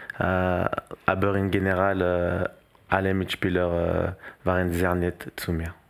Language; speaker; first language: German; non-native, learner; French